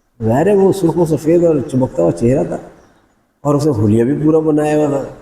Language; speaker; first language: Urdu; native; Urdu